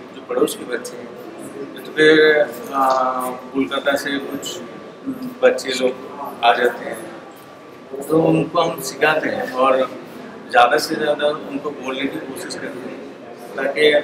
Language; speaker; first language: Hindi; non-native, local second language; Bangla